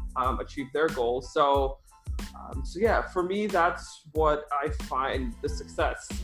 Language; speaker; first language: English; early bilingual, other home language; Russian